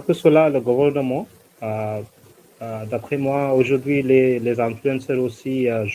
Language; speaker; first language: French; non-native, fluent; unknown